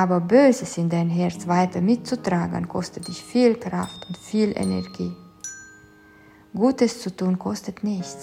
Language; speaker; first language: German; non-native, fluent; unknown